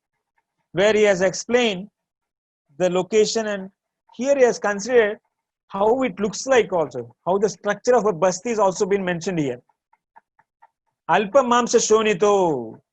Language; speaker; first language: English; non-native, local second language; Tamil